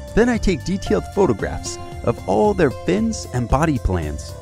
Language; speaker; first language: English; native; English